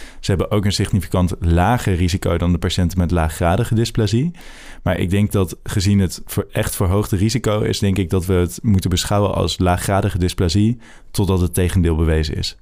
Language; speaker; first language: Dutch; native; Dutch